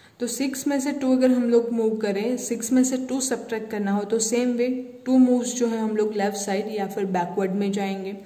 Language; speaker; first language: Hindi; non-native, local second language; Gujarati